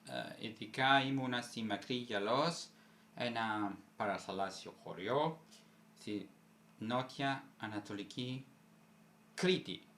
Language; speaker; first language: Greek; non-native, fluent; Italian